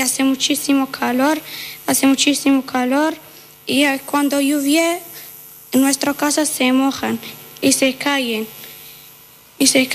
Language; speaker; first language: Spanish; non-native, fluent; Arabic